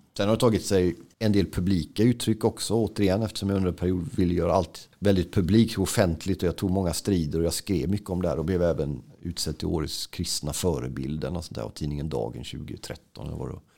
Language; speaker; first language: Swedish; native; Swedish